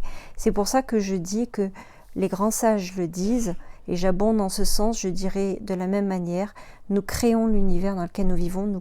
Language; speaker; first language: French; native; French